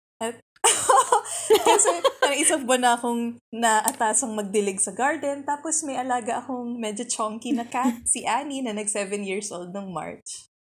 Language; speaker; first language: Filipino; native; Filipino